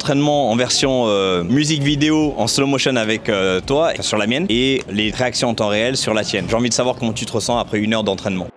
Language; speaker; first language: French; native; French